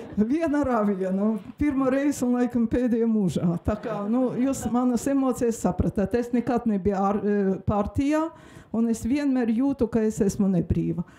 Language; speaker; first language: Latvian; non-native, local second language; Russian